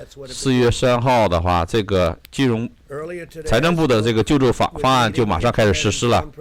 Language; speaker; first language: Chinese; native; Chinese